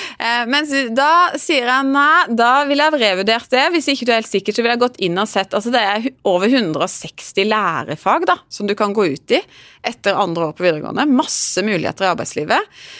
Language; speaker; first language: Norwegian; native; Norwegian